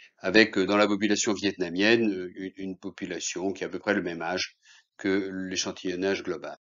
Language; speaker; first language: French; native; French